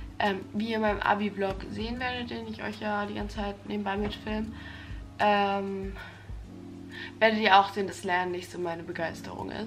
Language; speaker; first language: German; native; German